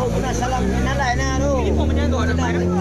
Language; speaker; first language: Malay; native; Malay